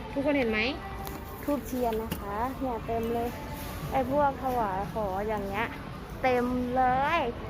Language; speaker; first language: Thai; native; Thai